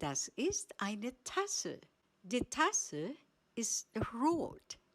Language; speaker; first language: German; non-native, fluent; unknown